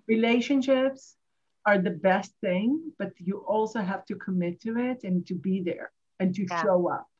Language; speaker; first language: English; non-native, fluent; Hebrew